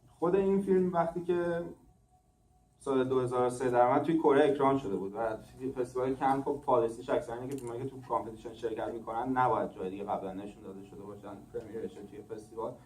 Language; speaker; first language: Persian; early bilingual, heritage; English